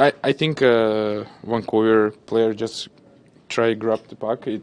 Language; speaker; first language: English; non-native, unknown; Russian